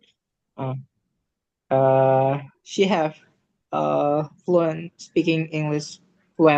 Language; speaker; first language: English; non-native, learner; Indonesian